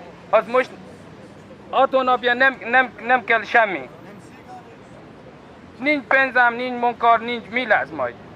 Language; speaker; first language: Hungarian; non-native, learner; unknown